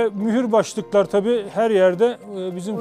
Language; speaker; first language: Turkish; native; Turkish